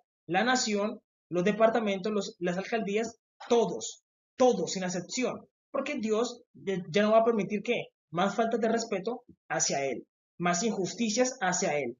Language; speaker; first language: Spanish; native; Spanish